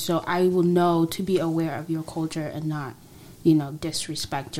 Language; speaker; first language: English; non-native, local second language; Swahili